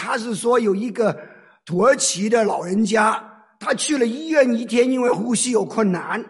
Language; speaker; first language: Chinese; non-native, local second language; Cantonese